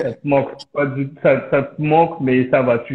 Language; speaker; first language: French; native; French